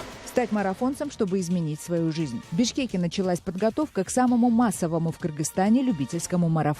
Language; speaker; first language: Russian; native; Russian